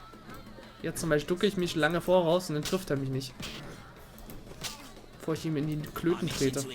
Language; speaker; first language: German; native; German